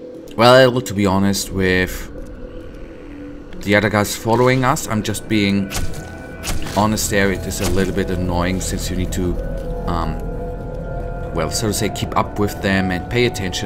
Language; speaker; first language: English; non-native, fluent; German